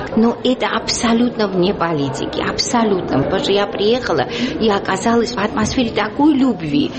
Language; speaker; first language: Russian; non-native, local second language; Georgian